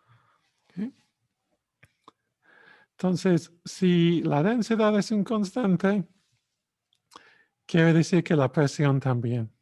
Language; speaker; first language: Spanish; non-native, fluent; English